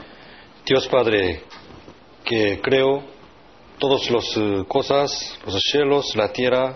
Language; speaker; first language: Spanish; non-native, learner; Korean